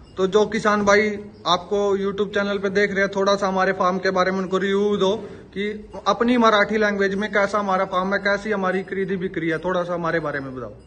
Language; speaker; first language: Hindi; native; Hindi